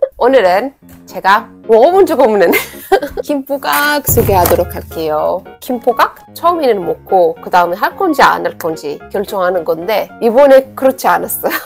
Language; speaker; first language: Korean; non-native, fluent; Arabic